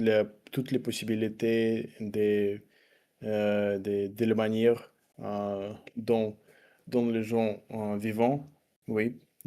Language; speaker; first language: French; non-native, learner; Russian